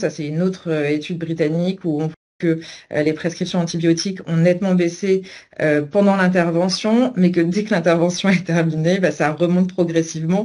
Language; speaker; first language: French; native; French